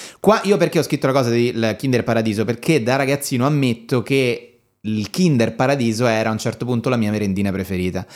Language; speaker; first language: Italian; native; Italian